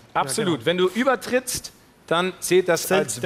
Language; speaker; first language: German; native; German